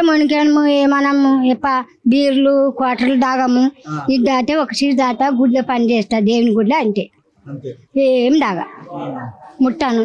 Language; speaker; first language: Telugu; native; Telugu